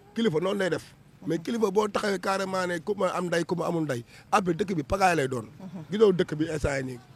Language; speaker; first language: Wolof; native; Wolof